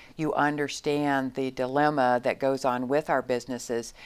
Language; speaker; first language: English; native; English